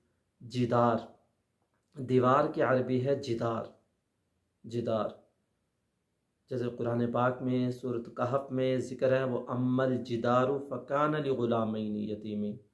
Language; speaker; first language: Urdu; native; Urdu